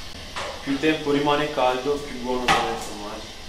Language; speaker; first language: Italian; native; Italian